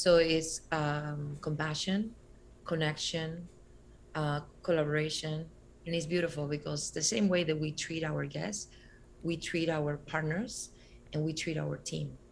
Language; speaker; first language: English; non-native, fluent; Spanish